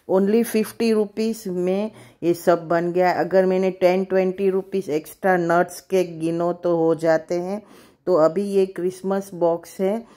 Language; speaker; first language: Hindi; native; Hindi